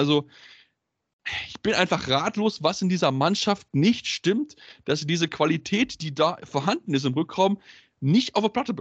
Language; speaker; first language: German; native; German